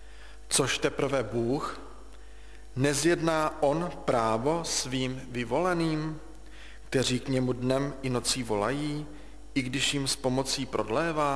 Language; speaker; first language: Czech; native; Czech